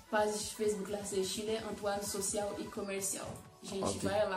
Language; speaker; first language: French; non-native, local second language; Haitian Creole